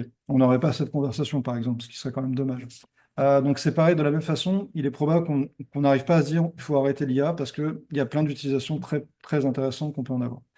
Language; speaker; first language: French; native; French